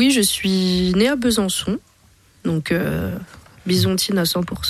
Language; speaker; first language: French; native; French